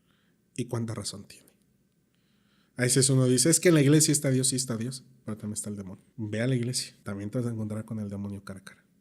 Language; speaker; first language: Spanish; native; Spanish